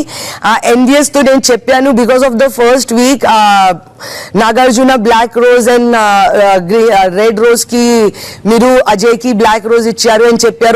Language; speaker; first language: Telugu; non-native, fluent; Hindi